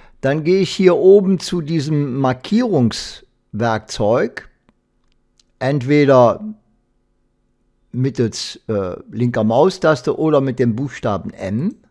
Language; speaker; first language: German; native; German